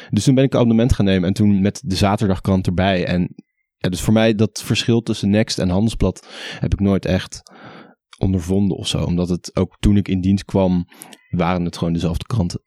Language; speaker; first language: Dutch; native; Dutch